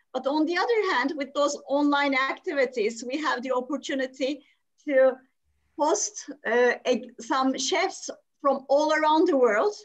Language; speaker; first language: English; non-native, fluent; Turkish